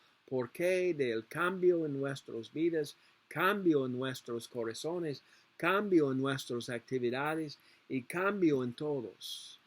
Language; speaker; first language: Spanish; non-native, learner; English